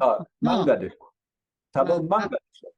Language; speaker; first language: Japanese; non-native, learner; English